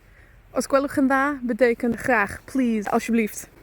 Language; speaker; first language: Dutch; non-native, fluent; Spanish